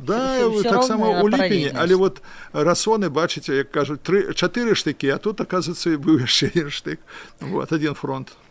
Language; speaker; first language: Belarusian; non-native, local second language; Russian